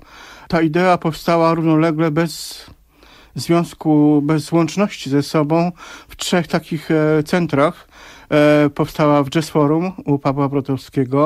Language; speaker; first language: Polish; native; Polish